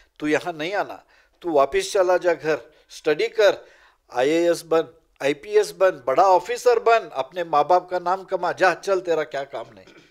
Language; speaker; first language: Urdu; non-native, local second language; Marathi